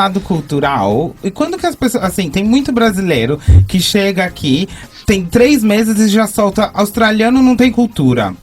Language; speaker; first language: Portuguese; native; Portuguese